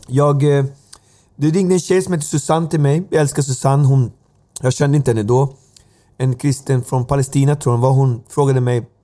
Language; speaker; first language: Swedish; native; Swedish